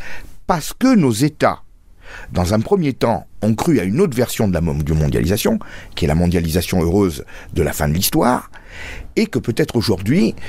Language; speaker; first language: French; native; French